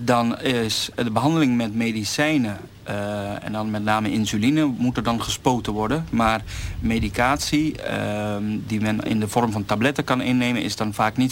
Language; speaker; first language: Dutch; native; Dutch